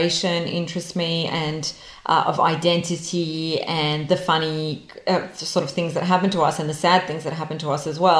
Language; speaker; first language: English; non-native, local second language; Serbian